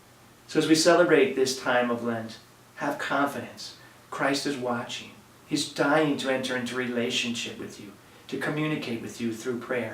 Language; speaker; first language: English; native; English